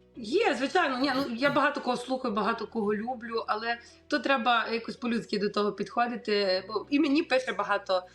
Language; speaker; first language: Ukrainian; native; Ukrainian